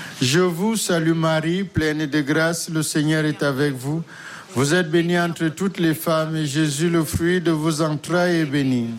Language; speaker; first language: French; native; French